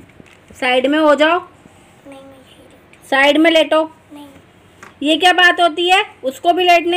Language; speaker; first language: Hindi; native; Hindi